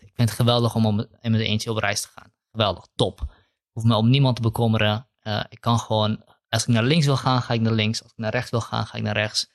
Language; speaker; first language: Dutch; early bilingual, other home language; Kurdish